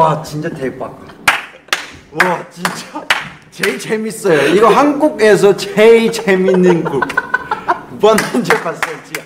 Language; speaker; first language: Korean; non-native, learner; Chinese